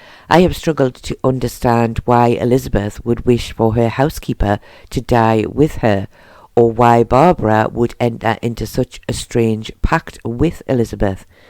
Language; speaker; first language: English; native; English